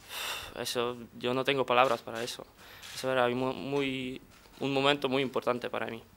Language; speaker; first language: Spanish; non-native, fluent; Polish